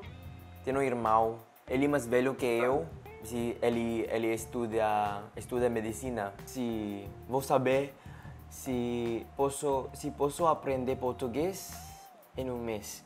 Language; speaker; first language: Portuguese; non-native, learner; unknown